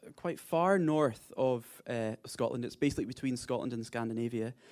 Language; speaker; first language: English; native; English